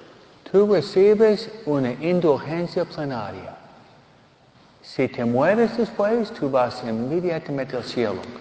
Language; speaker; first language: Spanish; non-native, fluent; English